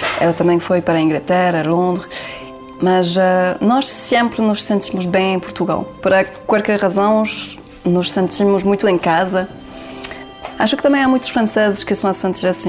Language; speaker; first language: Portuguese; non-native, learner; French